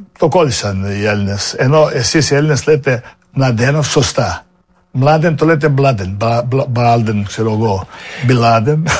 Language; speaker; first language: Greek; non-native, fluent; Serbian